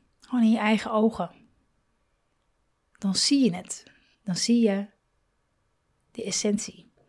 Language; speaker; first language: Dutch; native; Dutch